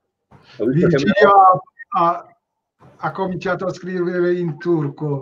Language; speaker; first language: Italian; non-native, learner; Turkish